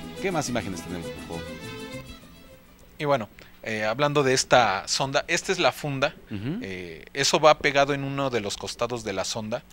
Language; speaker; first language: Spanish; native; Spanish